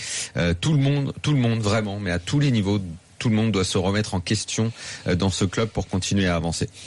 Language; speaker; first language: French; native; French